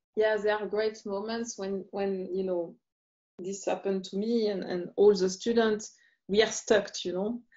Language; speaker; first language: English; non-native, fluent; French